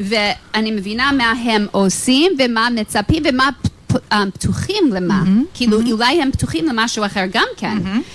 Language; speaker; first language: Hebrew; non-native, fluent; English